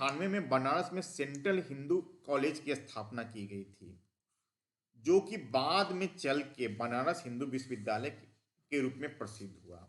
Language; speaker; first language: Hindi; native; Hindi